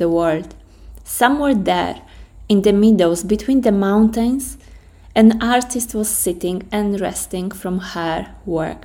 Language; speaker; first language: English; non-native, fluent; Polish